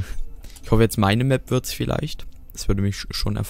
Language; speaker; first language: German; native; German